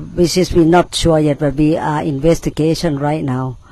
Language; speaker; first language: English; non-native, learner; Thai